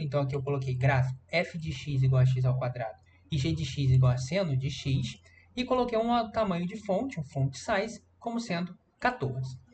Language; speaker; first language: Portuguese; native; Portuguese